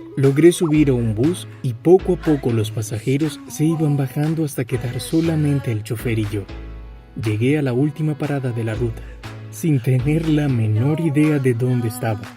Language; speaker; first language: Spanish; native; Spanish